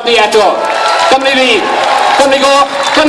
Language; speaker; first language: Welsh; non-native, local second language; English